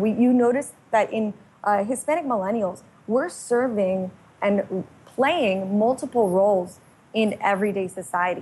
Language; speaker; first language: English; native; English